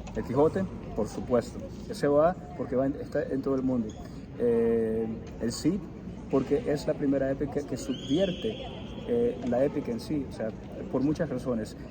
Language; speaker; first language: Spanish; early bilingual, heritage; Spanish